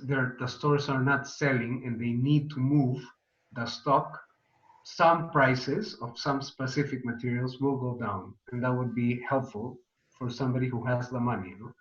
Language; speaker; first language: English; non-native, fluent; Spanish